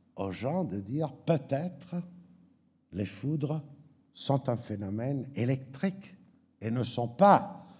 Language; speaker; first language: French; native; French